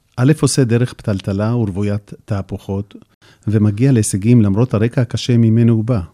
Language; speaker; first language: Hebrew; native; Hebrew